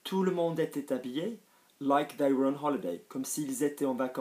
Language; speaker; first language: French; non-native, fluent; English